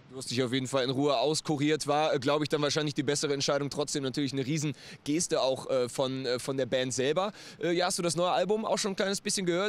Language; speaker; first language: German; native; German